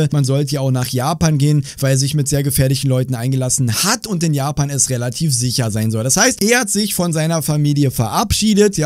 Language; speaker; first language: German; native; German